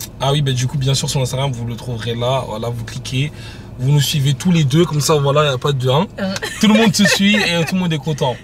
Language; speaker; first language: French; native; French